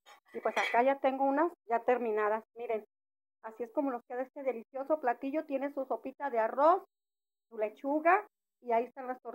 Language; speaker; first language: Spanish; native; Spanish